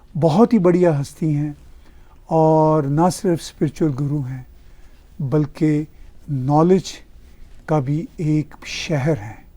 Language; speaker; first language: Urdu; non-native, local second language; Punjabi